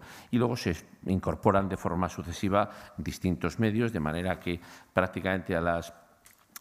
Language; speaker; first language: Spanish; native; Spanish